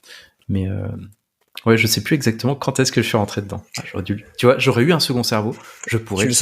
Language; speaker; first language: French; native; French